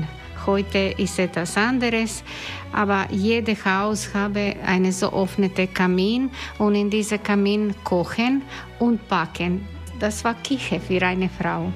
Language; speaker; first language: German; non-native, learner; Croatian